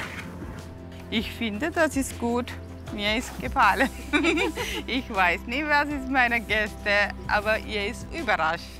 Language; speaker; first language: German; non-native, learner; Tamil